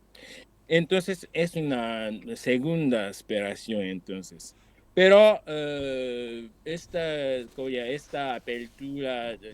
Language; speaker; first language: Spanish; non-native, fluent; Japanese